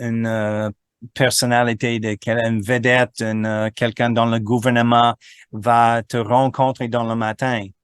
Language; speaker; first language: French; non-native, fluent; English